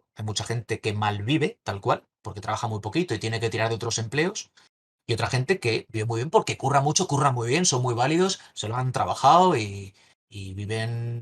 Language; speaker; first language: Spanish; native; Spanish